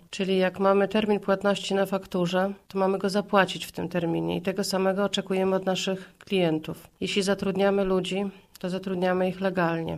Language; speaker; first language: Polish; native; Polish